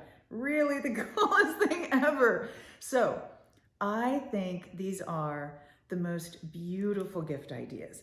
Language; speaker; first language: English; native; English